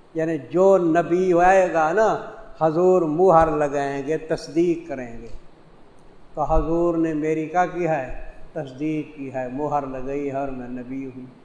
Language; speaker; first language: Urdu; non-native, local second language; Punjabi